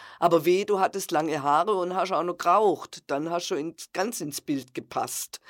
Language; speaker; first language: German; native; German